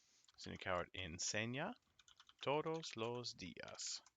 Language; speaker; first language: Spanish; non-native, fluent; English